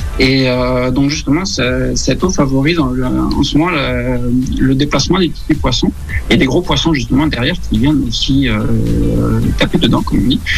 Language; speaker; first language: French; native; French